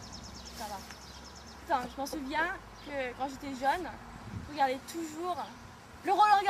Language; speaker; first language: French; non-native, learner; English